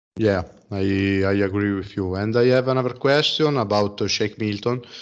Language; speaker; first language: English; non-native, learner; Italian